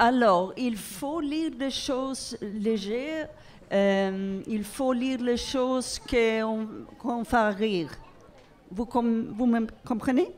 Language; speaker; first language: French; non-native, learner; Swedish